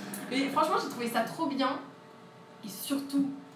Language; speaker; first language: French; native; French